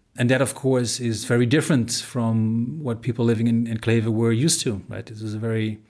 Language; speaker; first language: English; non-native, fluent; Dutch